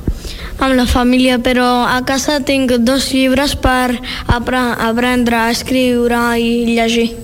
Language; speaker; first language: Catalan; non-native, learner; Georgian